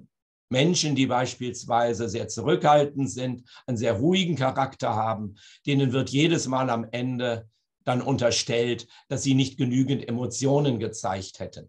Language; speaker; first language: German; native; German